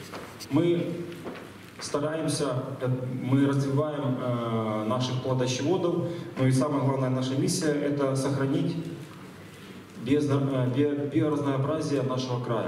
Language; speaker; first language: Russian; native; Russian